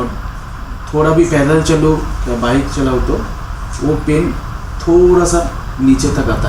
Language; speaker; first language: Hindi; non-native, local second language; Bangla